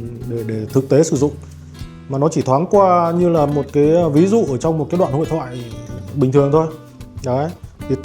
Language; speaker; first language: Vietnamese; native; Vietnamese